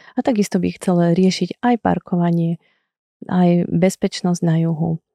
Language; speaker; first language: Slovak; native; Slovak